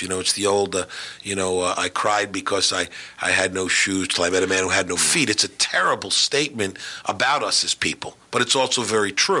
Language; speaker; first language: English; native; English